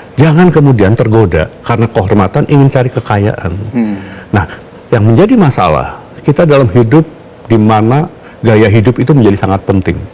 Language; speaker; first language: Indonesian; native; Indonesian